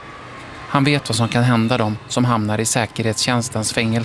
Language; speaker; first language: Swedish; native; Swedish